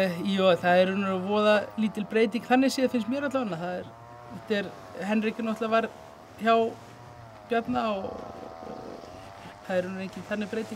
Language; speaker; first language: Icelandic; native; Icelandic